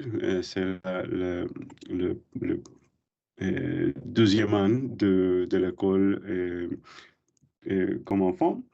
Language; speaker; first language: French; non-native, learner; English